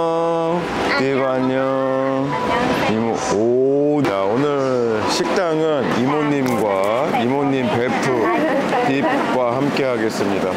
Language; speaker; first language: Korean; native; Korean